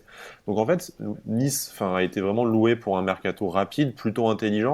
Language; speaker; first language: French; native; French